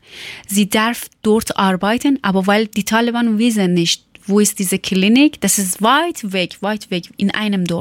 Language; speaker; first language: German; non-native, learner; Persian